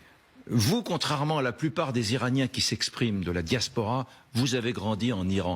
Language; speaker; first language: French; native; French